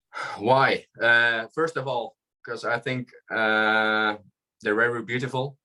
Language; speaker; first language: English; non-native, fluent; Dutch